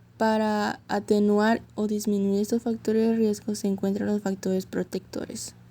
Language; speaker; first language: Spanish; native; Spanish